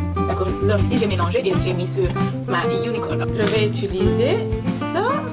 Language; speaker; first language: French; non-native, local second language; Rundi